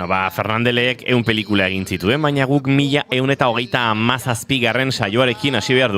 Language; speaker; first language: Basque; native; Basque